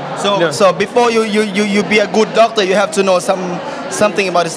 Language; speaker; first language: English; non-native, learner; Thai